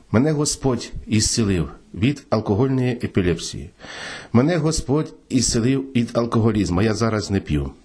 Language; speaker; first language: Ukrainian; native; Ukrainian